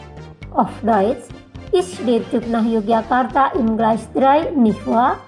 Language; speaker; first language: German; non-native, fluent; Indonesian